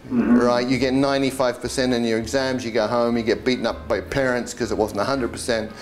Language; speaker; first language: English; native; English